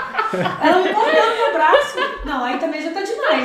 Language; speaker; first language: Portuguese; native; Portuguese